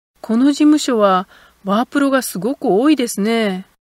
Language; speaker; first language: Japanese; native; Japanese